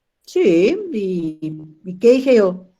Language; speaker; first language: Spanish; native; Spanish